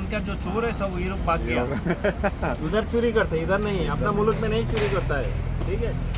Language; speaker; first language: Hindi; non-native, learner; Bangla